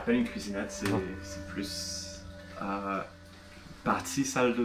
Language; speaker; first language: French; non-native, fluent; English